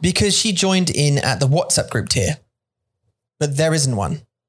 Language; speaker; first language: English; native; English